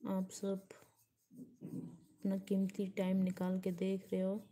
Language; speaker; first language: Hindi; native; Hindi